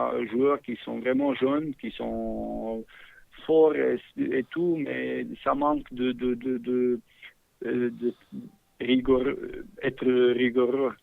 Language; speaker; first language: French; non-native, fluent; Bosnian